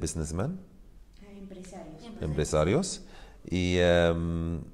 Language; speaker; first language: Spanish; non-native, learner; Arabic